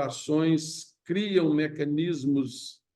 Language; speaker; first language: Portuguese; native; Portuguese